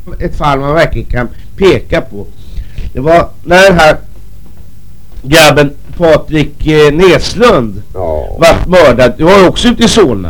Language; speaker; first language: Swedish; native; Swedish